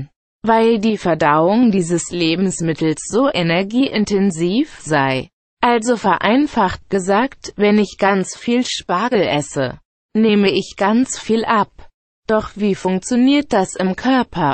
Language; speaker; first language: German; native; German